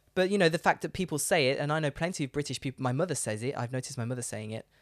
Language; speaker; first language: English; native; English